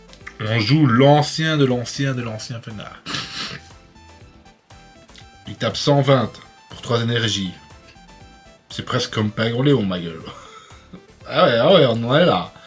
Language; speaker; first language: French; native; French